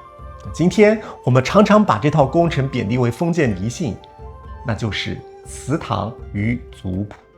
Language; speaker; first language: Chinese; native; Chinese